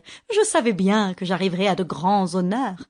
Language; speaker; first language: French; native; French